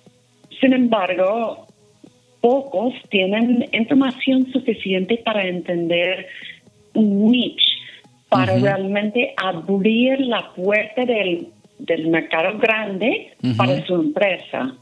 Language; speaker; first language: Spanish; non-native, fluent; English